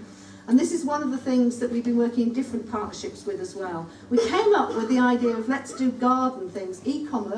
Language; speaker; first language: English; native; English